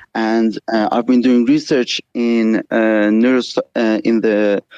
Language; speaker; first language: English; non-native, fluent; Persian